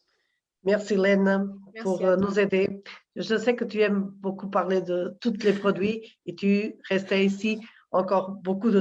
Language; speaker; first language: French; non-native, learner; Portuguese